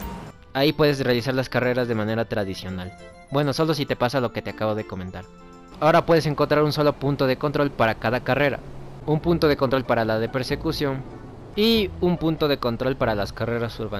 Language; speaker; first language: Spanish; native; Spanish